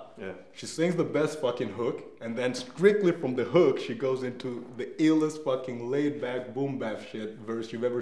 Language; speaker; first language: English; non-native, fluent; Danish